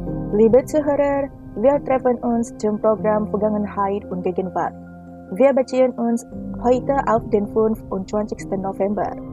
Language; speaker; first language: German; non-native, fluent; Indonesian